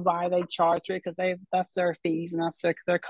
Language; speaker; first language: English; native; English